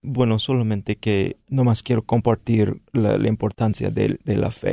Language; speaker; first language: Spanish; non-native, fluent; English